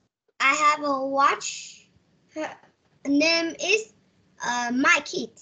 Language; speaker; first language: English; non-native, learner; Vietnamese